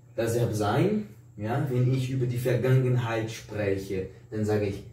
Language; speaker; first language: German; non-native, fluent; Portuguese